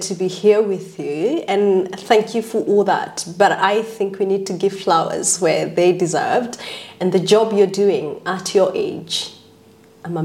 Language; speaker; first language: English; non-native, local second language; Kikuyu